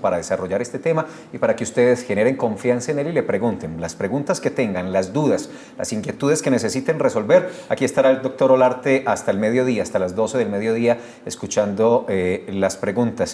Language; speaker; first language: Spanish; native; Spanish